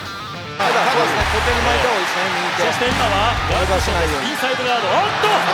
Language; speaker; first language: Japanese; native; Japanese